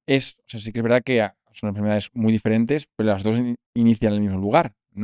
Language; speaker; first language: Spanish; native; Spanish